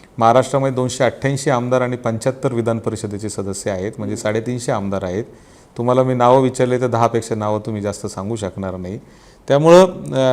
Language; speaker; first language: Marathi; native; Marathi